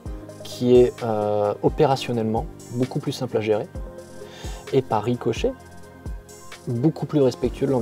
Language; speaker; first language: French; native; French